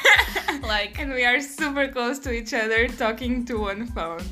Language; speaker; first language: English; non-native, fluent; Portuguese